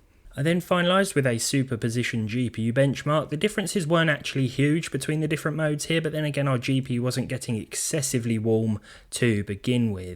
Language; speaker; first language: English; native; English